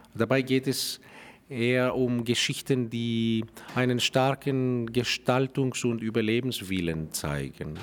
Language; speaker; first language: German; non-native, fluent; Greek